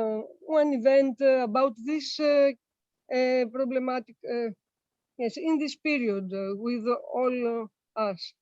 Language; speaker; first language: English; non-native, learner; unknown